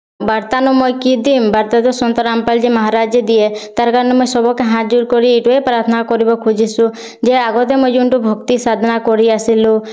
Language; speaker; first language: Assamese; non-native, local second language; Bodo